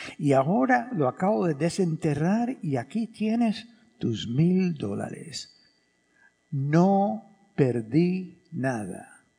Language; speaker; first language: Spanish; early bilingual, heritage; English